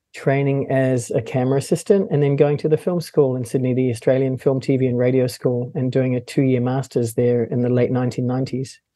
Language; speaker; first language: English; native; English